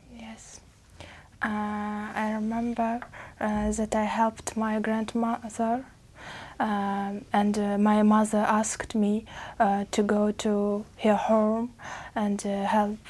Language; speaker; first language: English; non-native, fluent; Uzbek